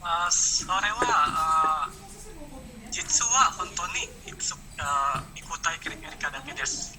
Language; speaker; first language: Japanese; non-native, learner; Indonesian